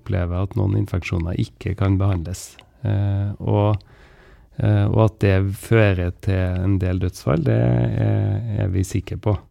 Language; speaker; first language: Norwegian; native; Norwegian